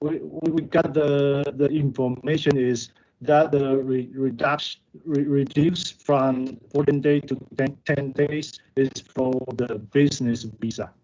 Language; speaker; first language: English; non-native, learner; Chinese